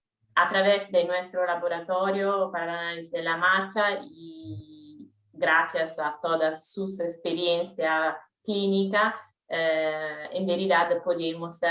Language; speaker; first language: Spanish; non-native, fluent; Italian